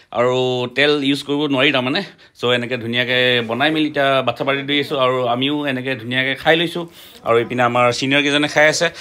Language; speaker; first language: Assamese; non-native, local second language; Mising